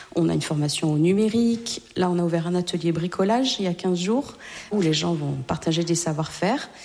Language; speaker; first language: French; native; French